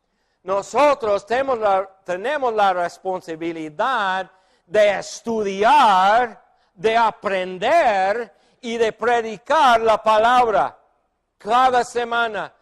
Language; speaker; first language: Spanish; non-native, fluent; English